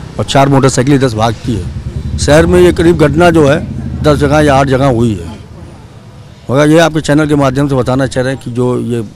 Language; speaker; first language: Hindi; native; Hindi